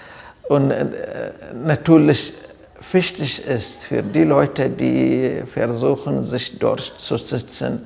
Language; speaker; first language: German; non-native, fluent; Arabic